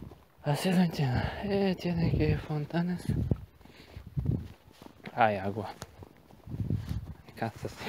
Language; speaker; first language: Spanish; non-native, learner; Bulgarian